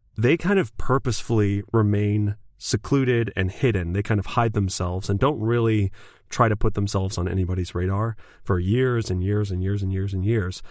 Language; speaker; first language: English; native; English